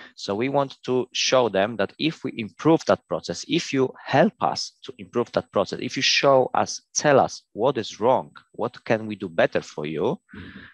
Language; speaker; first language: English; non-native, fluent; Polish